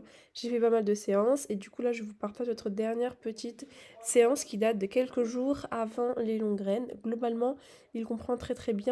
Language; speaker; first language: French; native; French